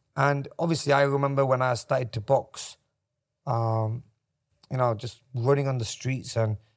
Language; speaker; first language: English; native; English